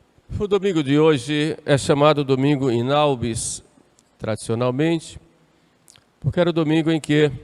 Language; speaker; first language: Portuguese; native; Portuguese